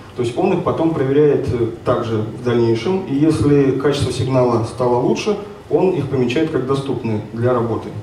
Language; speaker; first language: Russian; native; Russian